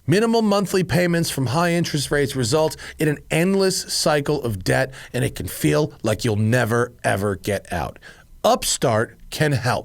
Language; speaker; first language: English; native; English